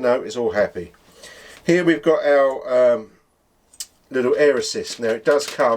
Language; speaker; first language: English; native; English